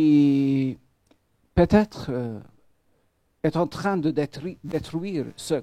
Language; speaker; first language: French; non-native, fluent; Maltese